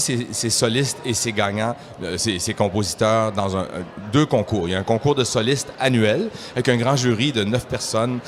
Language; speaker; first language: French; native; French